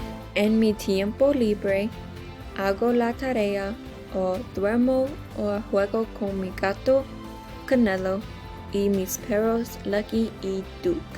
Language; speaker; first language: Spanish; non-native, learner; English